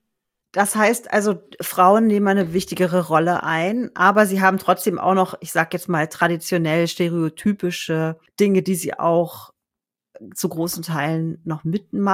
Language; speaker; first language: German; native; German